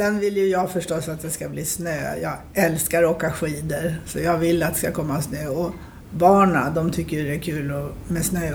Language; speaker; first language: Swedish; native; Swedish